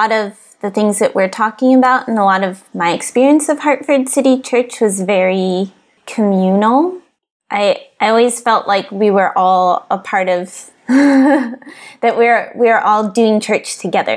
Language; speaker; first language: English; native; English